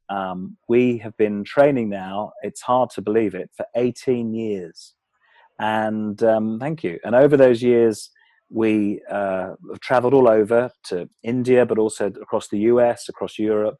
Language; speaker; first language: English; native; English